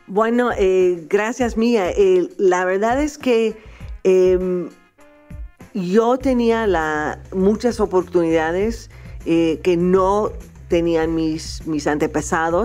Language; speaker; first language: Spanish; non-native, fluent; English